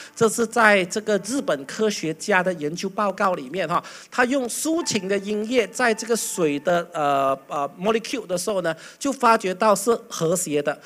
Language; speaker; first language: Chinese; native; Chinese